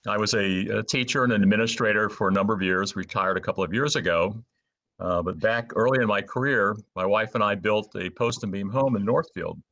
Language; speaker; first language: English; native; English